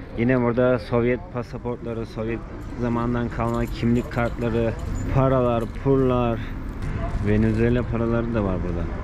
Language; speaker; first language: Turkish; native; Turkish